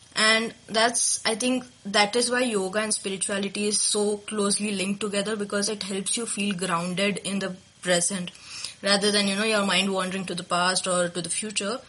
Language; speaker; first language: English; non-native, local second language; Telugu